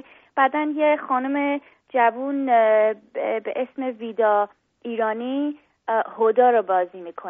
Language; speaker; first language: Persian; early bilingual, heritage; English